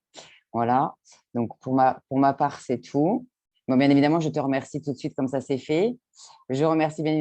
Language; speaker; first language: French; native; French